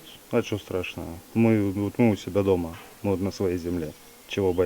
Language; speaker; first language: Russian; native; Russian